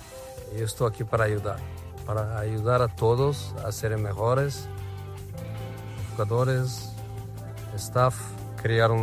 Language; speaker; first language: Spanish; non-native, fluent; Portuguese